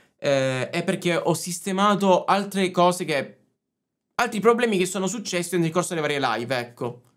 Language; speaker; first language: Italian; native; Italian